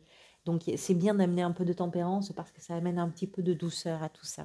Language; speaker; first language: French; native; French